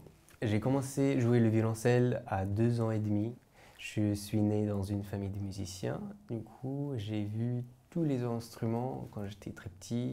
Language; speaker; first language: French; non-native, fluent; English